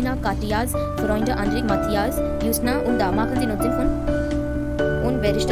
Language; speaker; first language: German; non-native, fluent; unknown